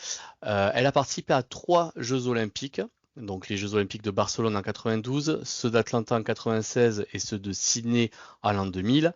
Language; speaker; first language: French; native; French